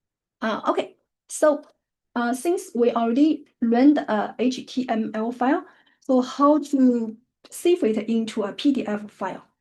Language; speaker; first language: English; non-native, fluent; Chinese